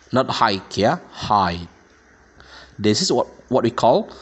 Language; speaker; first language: English; non-native, fluent; Indonesian